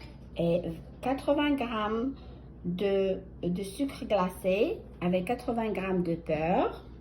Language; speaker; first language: French; non-native, fluent; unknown